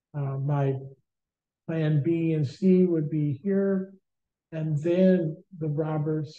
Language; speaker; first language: English; native; English